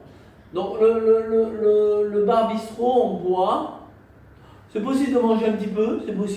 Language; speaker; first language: French; non-native, fluent; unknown